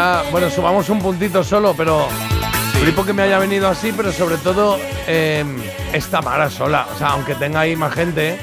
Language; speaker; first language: Spanish; native; Spanish